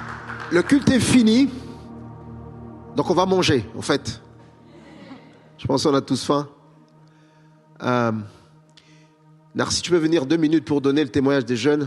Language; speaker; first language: French; native; French